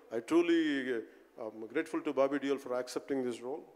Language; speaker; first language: English; non-native, local second language; Telugu